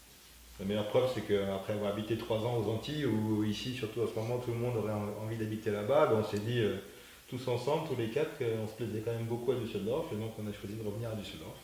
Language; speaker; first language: French; native; French